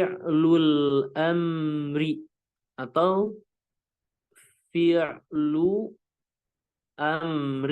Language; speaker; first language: Arabic; non-native, fluent; Indonesian